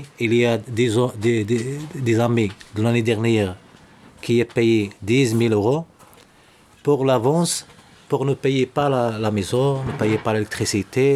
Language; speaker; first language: French; non-native, learner; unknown